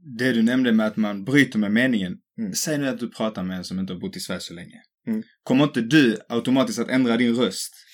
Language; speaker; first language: Swedish; native; Swedish